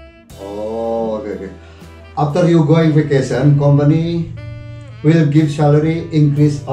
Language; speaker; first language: English; non-native, learner; Indonesian